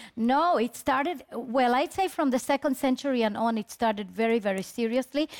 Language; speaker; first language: English; early bilingual, other home language; Spanish